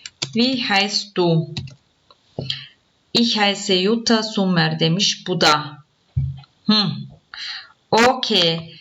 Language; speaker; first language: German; non-native, fluent; Turkish